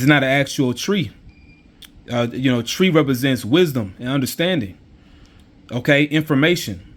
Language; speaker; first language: English; native; English